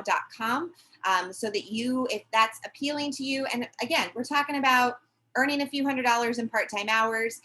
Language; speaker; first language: English; native; English